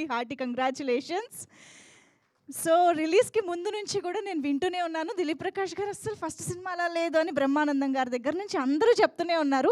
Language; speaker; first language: Telugu; native; Telugu